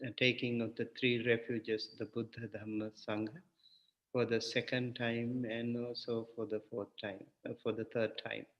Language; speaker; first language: English; non-native, local second language; Sinhala